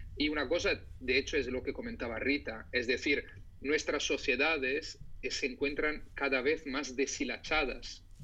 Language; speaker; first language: Spanish; non-native, fluent; Italian